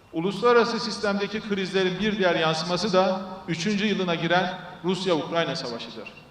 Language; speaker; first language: Turkish; native; Turkish